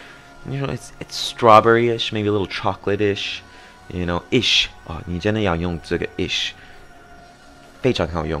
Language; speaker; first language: Chinese; non-native, fluent; English